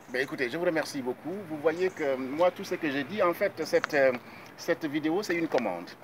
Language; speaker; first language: French; non-native, local second language; Wolof